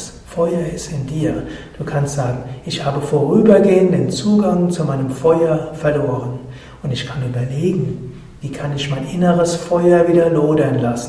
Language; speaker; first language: German; native; German